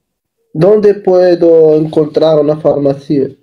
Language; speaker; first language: Spanish; non-native, learner; Arabic